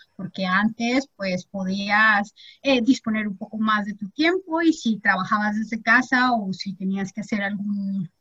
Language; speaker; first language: Spanish; native; Spanish